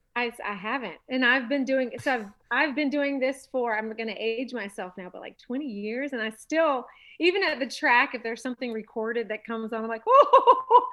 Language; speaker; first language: English; native; English